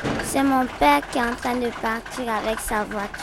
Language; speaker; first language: French; non-native, local second language; Bambara